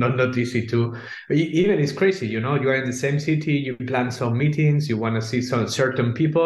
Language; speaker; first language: English; non-native, fluent; Spanish